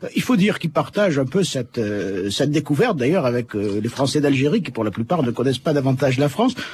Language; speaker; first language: French; native; French